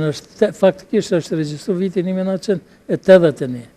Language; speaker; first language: Albanian; native; Albanian